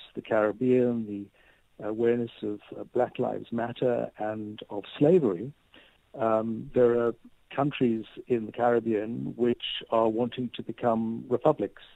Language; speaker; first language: English; native; English